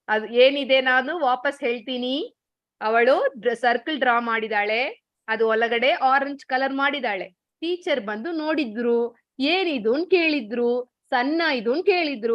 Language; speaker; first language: Kannada; non-native, learner; Tamil